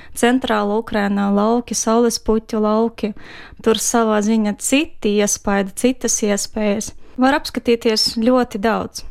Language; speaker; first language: Latvian; non-native, fluent; Ukrainian